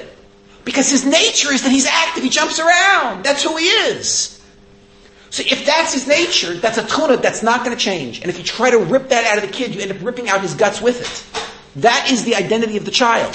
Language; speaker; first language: English; native; English